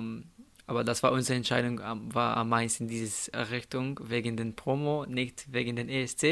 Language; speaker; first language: German; non-native, fluent; Slovenian